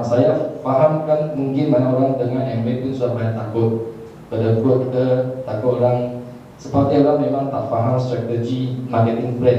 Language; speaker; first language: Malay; non-native, local second language; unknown